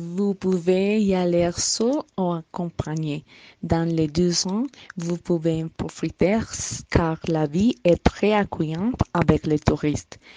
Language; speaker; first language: French; non-native, learner; Spanish